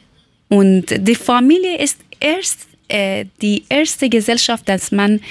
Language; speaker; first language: German; non-native, learner; Persian